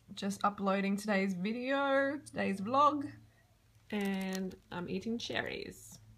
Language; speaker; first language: English; native; English